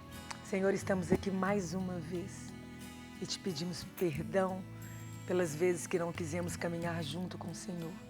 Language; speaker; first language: Portuguese; native; Portuguese